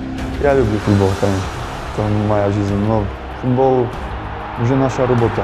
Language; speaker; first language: Russian; non-native, learner; Slovak